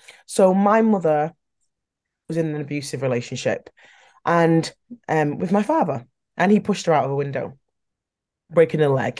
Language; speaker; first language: English; native; English